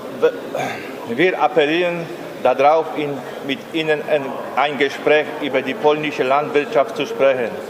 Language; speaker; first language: German; non-native, learner; Polish